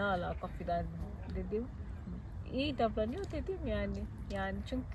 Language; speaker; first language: Turkish; non-native, fluent; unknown